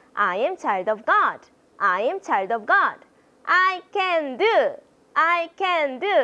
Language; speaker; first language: English; non-native, fluent; Korean